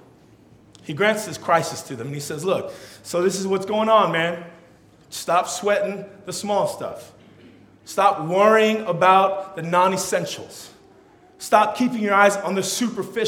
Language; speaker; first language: English; early bilingual, other home language; Tongan